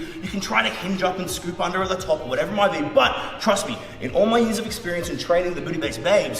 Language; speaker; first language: English; native; English